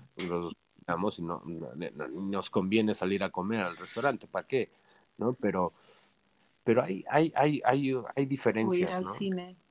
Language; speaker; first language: Spanish; native; Spanish